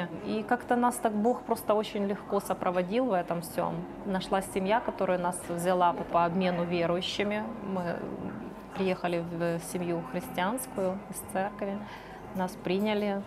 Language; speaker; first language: Russian; non-native, local second language; Ukrainian